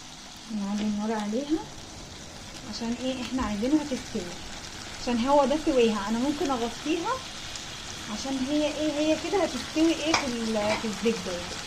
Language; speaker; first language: Arabic; native; Arabic